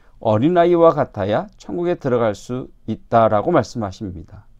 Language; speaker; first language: Korean; native; Korean